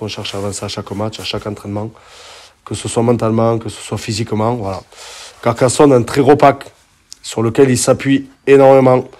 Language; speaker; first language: French; native; French